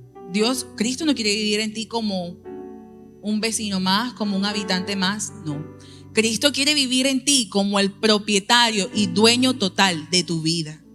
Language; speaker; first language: Spanish; native; Spanish